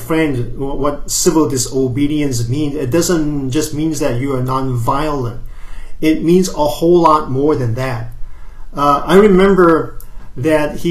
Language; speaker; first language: English; non-native, local second language; Cantonese